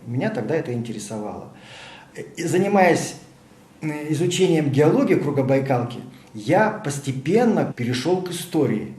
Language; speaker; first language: Russian; native; Russian